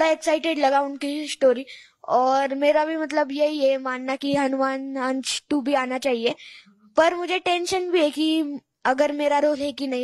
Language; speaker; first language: Hindi; non-native, local second language; Marathi